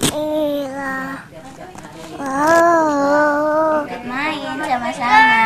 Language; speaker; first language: Indonesian; native; Indonesian